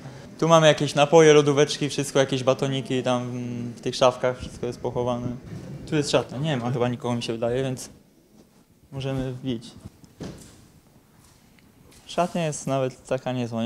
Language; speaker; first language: Polish; native; Polish